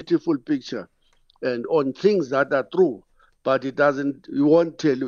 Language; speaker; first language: English; non-native, local second language; Xhosa